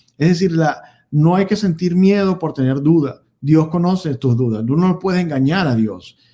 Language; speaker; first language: Spanish; native; Spanish